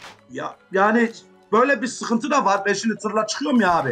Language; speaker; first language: Turkish; early bilingual, heritage; Turkish